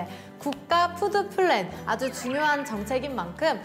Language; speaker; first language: Korean; native; Korean